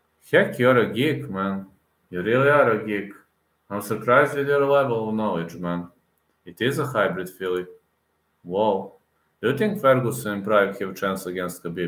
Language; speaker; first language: English; non-native, fluent; Serbian